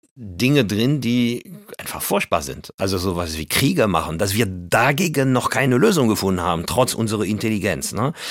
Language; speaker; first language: German; non-native, fluent; French